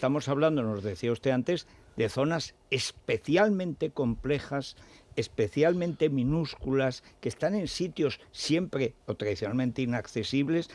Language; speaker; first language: Spanish; native; Spanish